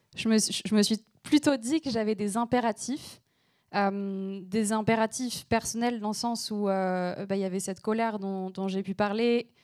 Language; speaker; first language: French; native; French